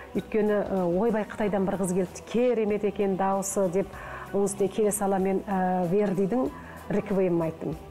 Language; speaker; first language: Kazakh; early bilingual, heritage; Kazakh